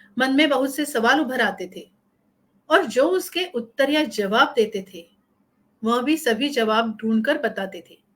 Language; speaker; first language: Hindi; non-native, local second language; Marathi